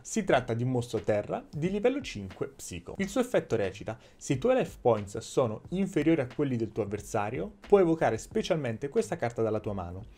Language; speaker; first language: Italian; native; Italian